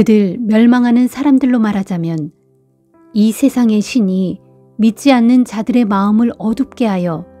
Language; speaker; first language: Korean; native; Korean